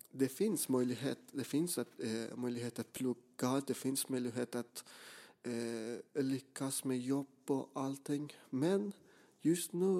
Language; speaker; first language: Swedish; non-native, fluent; Persian